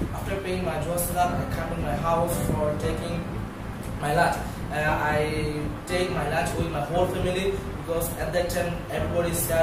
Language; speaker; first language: English; non-native, learner; Bangla